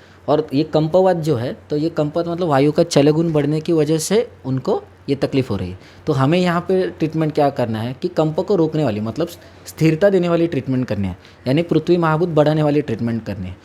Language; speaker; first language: Hindi; non-native, local second language; Marathi